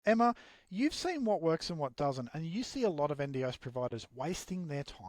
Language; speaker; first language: English; native; English